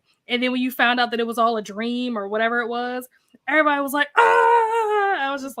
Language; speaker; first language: English; native; English